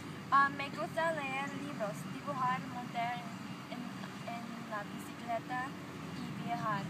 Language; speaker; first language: Spanish; non-native, learner; English